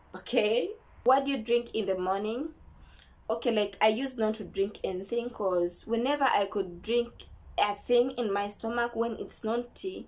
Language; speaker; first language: English; non-native, local second language; Ganda